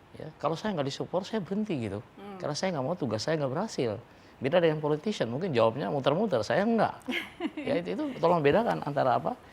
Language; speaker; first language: Indonesian; native; Indonesian